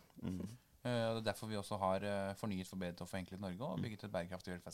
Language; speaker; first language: Norwegian; native; Norwegian